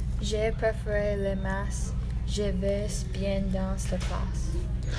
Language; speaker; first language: French; non-native, learner; English